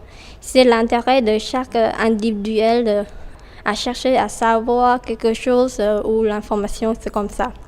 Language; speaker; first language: French; non-native, fluent; Khmer